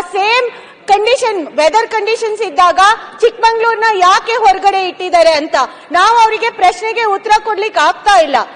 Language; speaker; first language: Kannada; native; Kannada